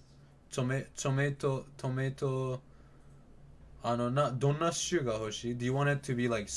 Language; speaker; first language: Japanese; non-native, learner; Persian